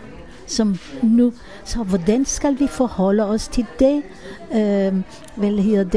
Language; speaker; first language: Danish; non-native, fluent; Hebrew